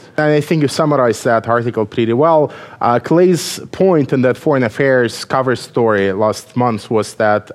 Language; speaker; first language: English; non-native, fluent; Russian